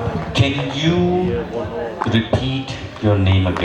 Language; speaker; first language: English; non-native, local second language; Kok Borok